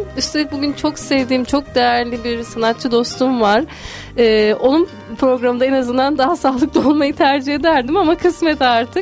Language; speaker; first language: Turkish; native; Turkish